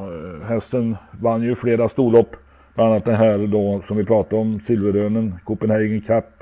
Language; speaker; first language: Swedish; native; Swedish